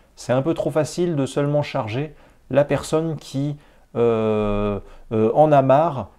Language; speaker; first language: French; native; French